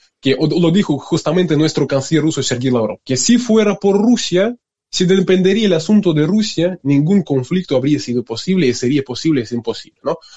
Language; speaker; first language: Spanish; non-native, fluent; Russian